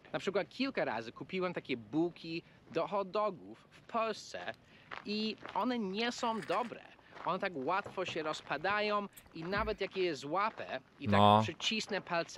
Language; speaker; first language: Polish; non-native, fluent; English